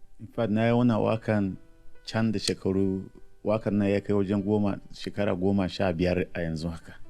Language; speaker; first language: Hausa; non-native, local second language; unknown